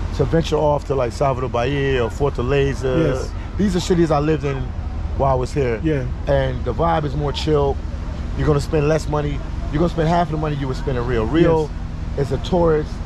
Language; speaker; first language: English; native; English